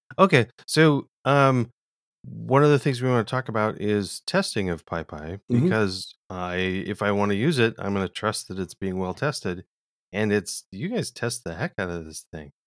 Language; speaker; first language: English; native; English